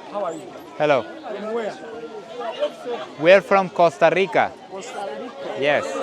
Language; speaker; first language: English; non-native, learner; Spanish